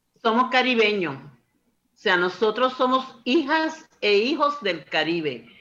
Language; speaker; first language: Spanish; native; Spanish